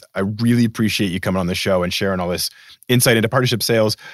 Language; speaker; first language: English; native; English